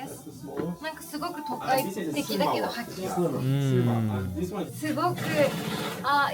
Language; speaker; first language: Japanese; native; Japanese